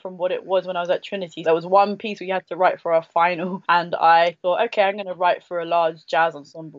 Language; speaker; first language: English; native; English